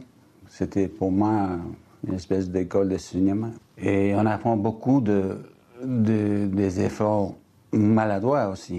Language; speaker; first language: French; non-native, fluent; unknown